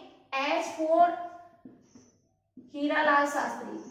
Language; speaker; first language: Hindi; native; Hindi